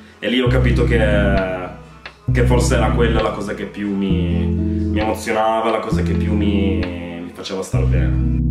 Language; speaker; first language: Italian; early bilingual, heritage; Italian